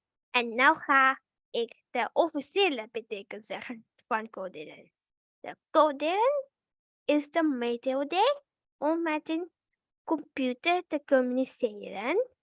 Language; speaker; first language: Dutch; early bilingual, other home language; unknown